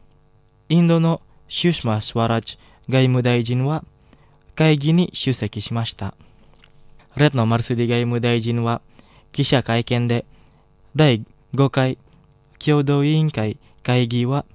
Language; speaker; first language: Japanese; non-native, fluent; Indonesian